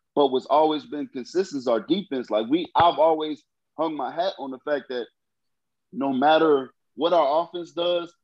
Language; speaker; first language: English; native; English